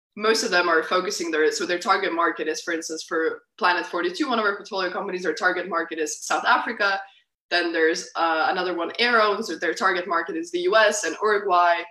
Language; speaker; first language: English; non-native, fluent; Lithuanian